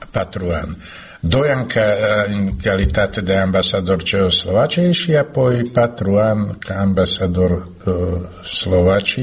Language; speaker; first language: Romanian; non-native, learner; Slovak